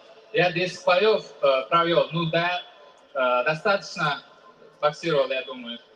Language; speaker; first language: Russian; non-native, fluent; Uzbek